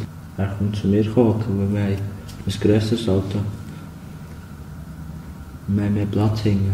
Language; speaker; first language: German; early bilingual, other home language; Albanian